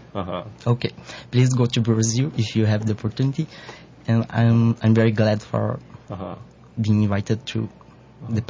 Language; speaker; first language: English; non-native, fluent; Portuguese